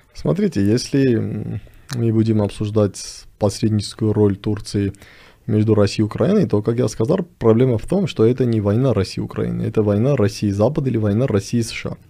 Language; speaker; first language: Russian; non-native, local second language; Armenian